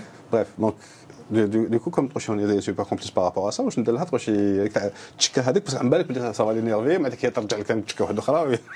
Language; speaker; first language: French; non-native, local second language; Arabic